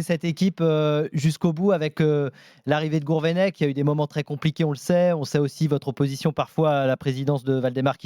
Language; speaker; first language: French; native; French